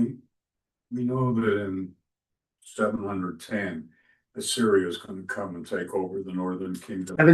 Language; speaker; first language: English; native; English